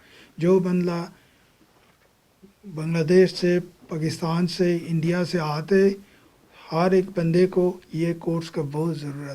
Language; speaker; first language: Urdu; non-native, fluent; Bangla